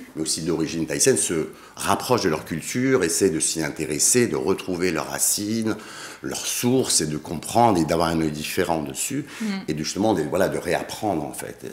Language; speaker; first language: French; native; French